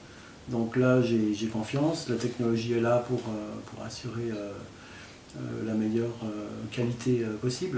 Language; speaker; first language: French; native; French